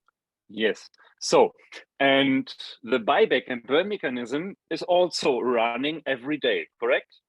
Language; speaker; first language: English; non-native, fluent; German